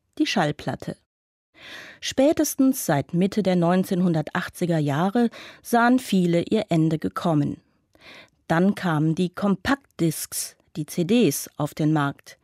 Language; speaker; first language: German; native; German